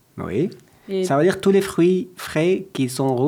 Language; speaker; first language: French; non-native, learner; Persian